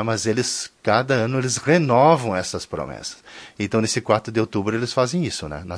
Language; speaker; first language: Portuguese; native; Portuguese